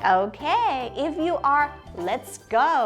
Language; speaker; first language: English; non-native, fluent; Thai